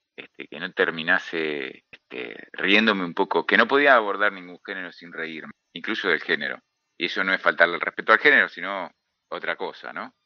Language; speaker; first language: Spanish; native; Spanish